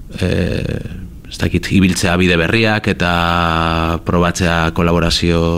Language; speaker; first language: Basque; non-native, local second language; Spanish